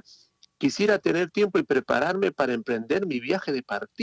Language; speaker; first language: Spanish; native; Spanish